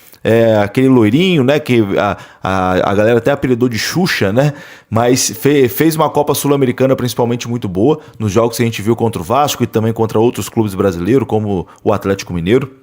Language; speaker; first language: Portuguese; native; Portuguese